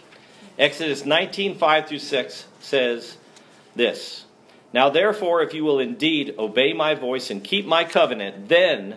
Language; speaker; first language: English; native; English